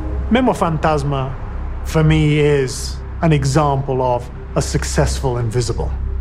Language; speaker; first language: English; native; English